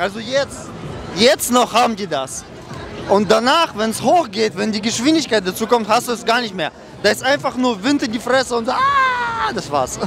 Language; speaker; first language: German; early bilingual, other home language; Russian